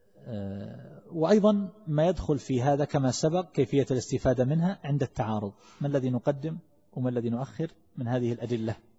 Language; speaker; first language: Arabic; native; Arabic